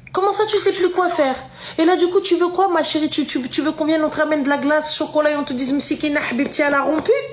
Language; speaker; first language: French; native; French